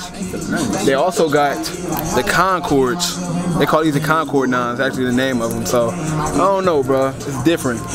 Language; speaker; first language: English; native; English